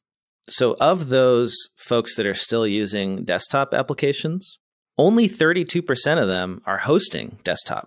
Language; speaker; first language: English; native; English